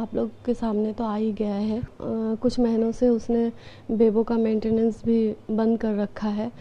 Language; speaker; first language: Hindi; non-native, local second language; Bangla